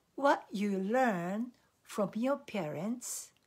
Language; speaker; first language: English; non-native, fluent; Japanese